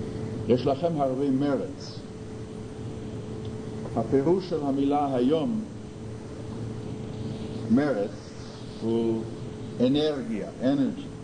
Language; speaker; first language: Hebrew; non-native, fluent; English